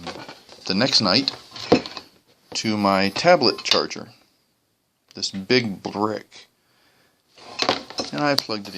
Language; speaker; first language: English; native; English